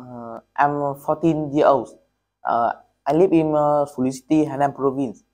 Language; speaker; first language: English; non-native, learner; Vietnamese